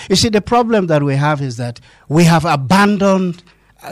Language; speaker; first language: English; non-native, local second language; Hausa